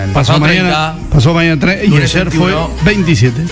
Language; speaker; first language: Spanish; native; Spanish